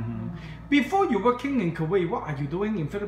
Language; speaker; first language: English; non-native, learner; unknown